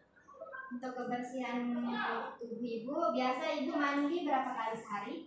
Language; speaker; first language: Indonesian; native; Indonesian